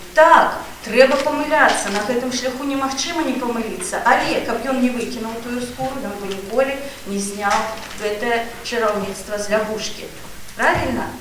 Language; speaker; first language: Belarusian; non-native, local second language; Russian